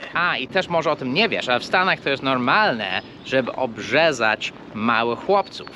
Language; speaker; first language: Polish; non-native, fluent; English